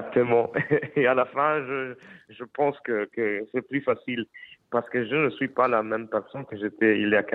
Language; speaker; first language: French; non-native, fluent; Spanish